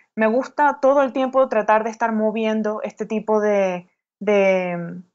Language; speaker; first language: Spanish; native; Spanish